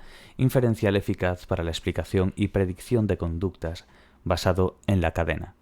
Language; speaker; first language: Spanish; native; Spanish